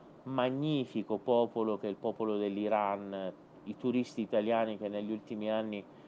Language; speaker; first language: Italian; non-native, fluent; Persian